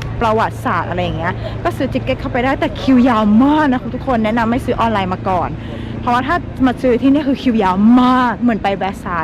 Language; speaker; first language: Thai; native; Thai